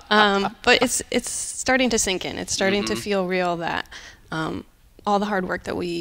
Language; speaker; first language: English; native; English